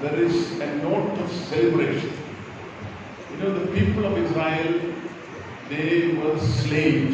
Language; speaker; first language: English; non-native, local second language; Malayalam